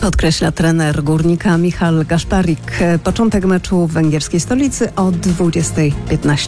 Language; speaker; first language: Polish; native; Polish